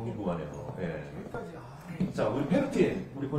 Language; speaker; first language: Korean; native; Korean